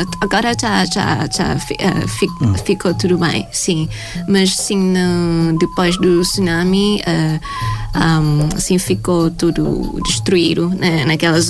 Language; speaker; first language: Portuguese; non-native, fluent; Thai